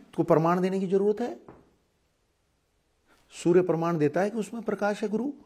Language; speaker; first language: Hindi; non-native, local second language; Punjabi